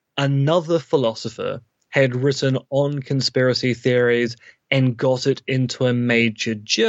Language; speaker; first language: English; native; English